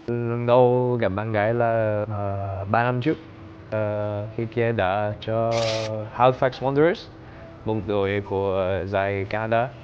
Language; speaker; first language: Vietnamese; early bilingual, heritage; English